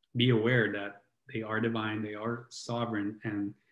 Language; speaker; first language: English; non-native, fluent; Italian